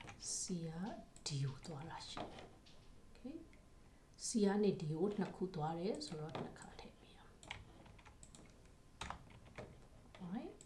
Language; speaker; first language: Burmese; native; Burmese